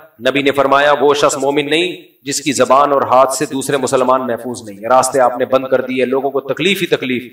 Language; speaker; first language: Urdu; native; Urdu